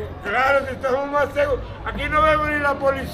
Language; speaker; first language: Spanish; native; Spanish